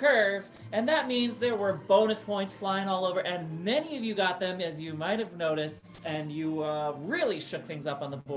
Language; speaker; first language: English; native; English